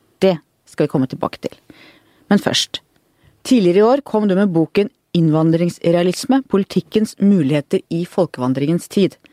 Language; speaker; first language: Norwegian; native; Norwegian